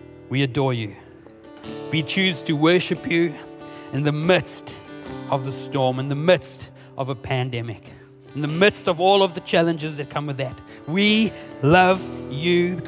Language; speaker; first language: English; non-native, local second language; Afrikaans